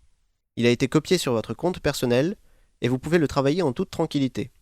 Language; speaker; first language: French; native; French